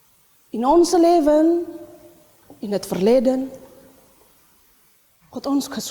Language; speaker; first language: Dutch; non-native, learner; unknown